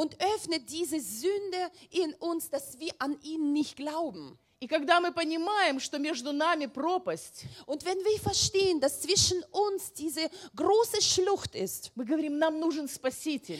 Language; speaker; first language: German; non-native, learner; Russian